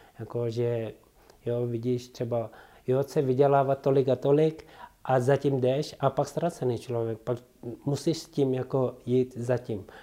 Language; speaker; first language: Czech; non-native, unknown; Tibetan